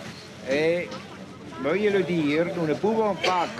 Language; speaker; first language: French; non-native, fluent; Swiss German